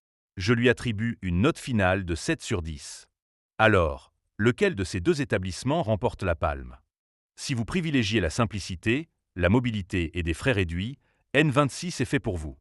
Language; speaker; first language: French; native; French